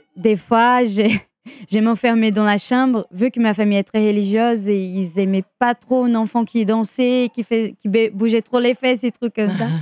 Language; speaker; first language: French; non-native, fluent; Portuguese